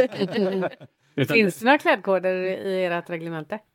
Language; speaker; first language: Swedish; native; Swedish